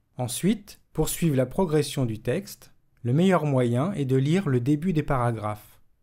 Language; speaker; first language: French; native; French